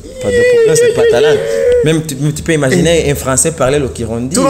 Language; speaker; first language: French; non-native, local second language; Rundi